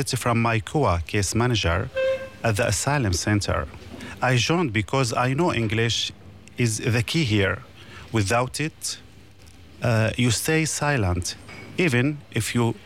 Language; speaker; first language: English; non-native, learner; Arabic